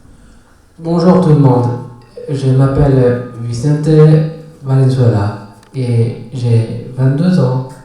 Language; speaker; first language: French; early bilingual, other home language; Spanish